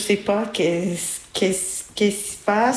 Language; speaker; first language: French; non-native, learner; Albanian